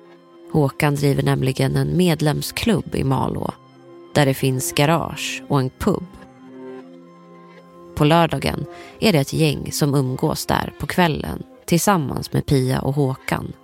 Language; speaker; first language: Swedish; native; Swedish